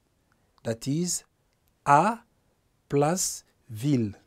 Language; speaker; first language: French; non-native, fluent; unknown